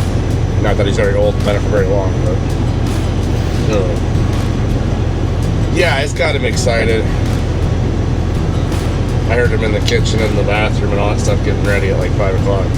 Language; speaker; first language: English; native; English